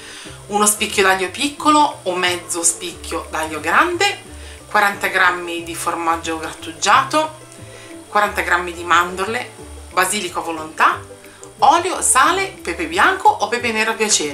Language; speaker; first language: Italian; native; Italian